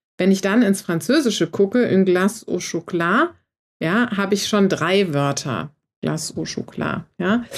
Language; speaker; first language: German; native; German